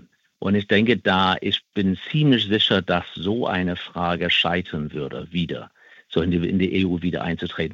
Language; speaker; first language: German; non-native, fluent; English